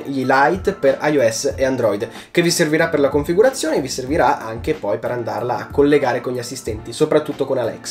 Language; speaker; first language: Italian; native; Italian